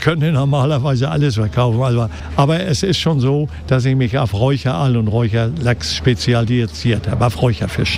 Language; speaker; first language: German; native; German